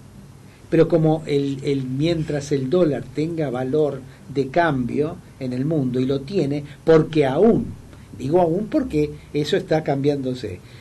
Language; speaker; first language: Spanish; native; Spanish